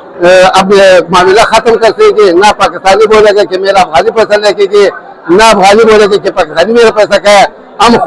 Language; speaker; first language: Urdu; non-native, learner; Pashto